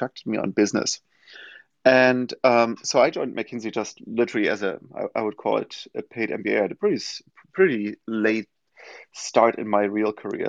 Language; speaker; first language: English; non-native, fluent; German